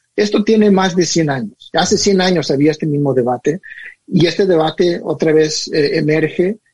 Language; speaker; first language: Spanish; early bilingual, heritage; Spanish